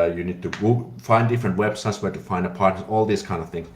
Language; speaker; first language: English; non-native, fluent; Finnish